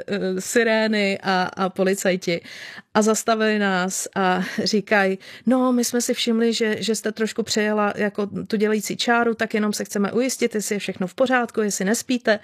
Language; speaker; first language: Czech; native; Czech